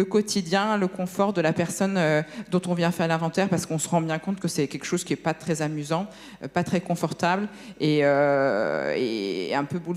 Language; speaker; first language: French; native; French